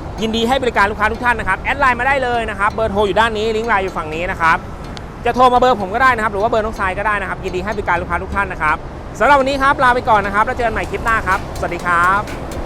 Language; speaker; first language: Thai; native; Thai